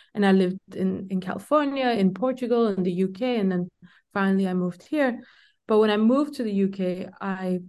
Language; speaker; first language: English; early bilingual, heritage; Danish